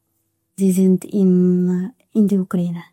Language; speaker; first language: German; non-native, learner; Russian